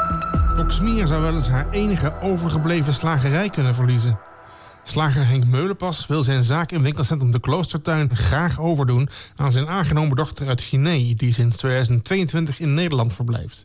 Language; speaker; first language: Dutch; native; Dutch